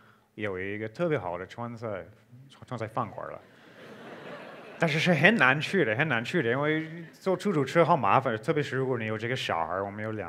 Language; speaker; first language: Chinese; non-native, fluent; English